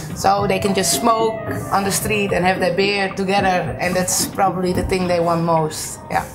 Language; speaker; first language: English; native; English